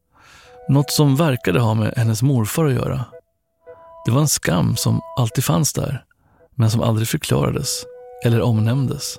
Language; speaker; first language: Swedish; native; Swedish